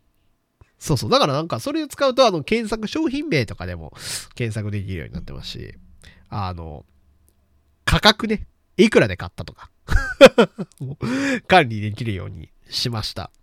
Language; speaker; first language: Japanese; native; Japanese